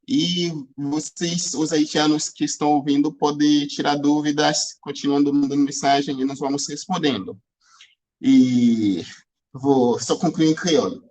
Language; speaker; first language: Portuguese; non-native, fluent; Haitian Creole